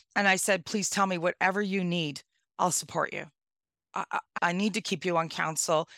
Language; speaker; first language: English; native; English